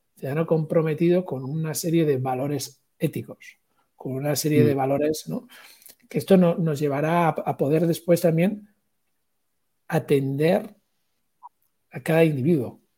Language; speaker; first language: Spanish; native; Spanish